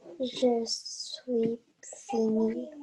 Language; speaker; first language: French; early bilingual, other home language; Chinese